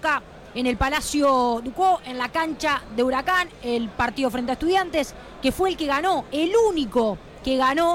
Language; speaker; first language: Spanish; native; Spanish